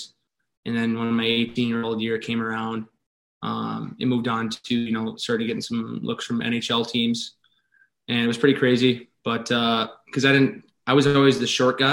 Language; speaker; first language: English; native; English